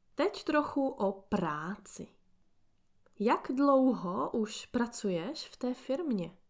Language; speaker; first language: Czech; native; Czech